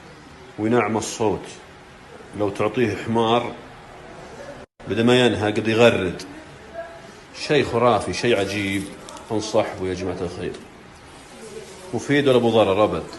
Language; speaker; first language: Arabic; native; Arabic